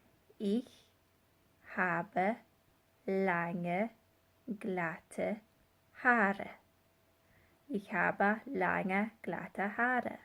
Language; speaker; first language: German; non-native, fluent; English